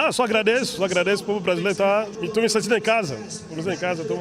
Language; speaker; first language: Portuguese; non-native, fluent; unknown